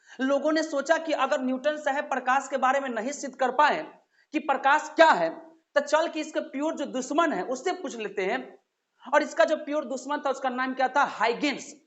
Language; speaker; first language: Hindi; native; Hindi